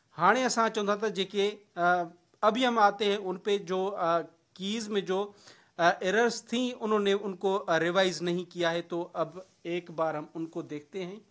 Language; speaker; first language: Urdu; non-native, local second language; Sindhi